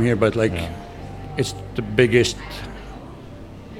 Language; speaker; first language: English; non-native, fluent; Arabic